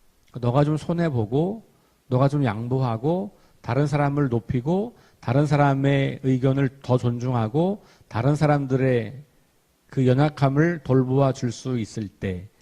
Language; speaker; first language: Korean; native; Korean